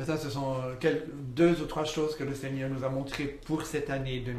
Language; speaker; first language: French; native; French